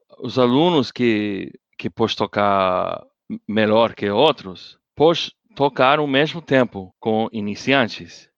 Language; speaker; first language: Portuguese; non-native, learner; English